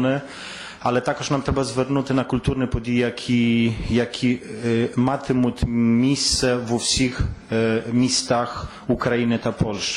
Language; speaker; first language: Ukrainian; non-native, fluent; Polish